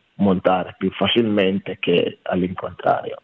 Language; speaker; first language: Italian; non-native, fluent; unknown